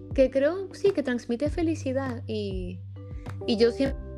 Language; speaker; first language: Spanish; early bilingual, heritage; Spanish